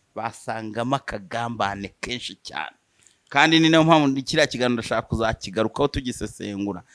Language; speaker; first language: Kinyarwanda; native; Kinyarwanda